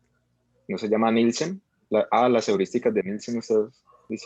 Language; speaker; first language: Spanish; native; Spanish